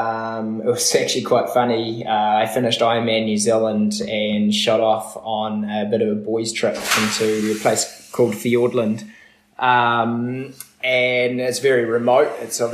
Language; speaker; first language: English; native; English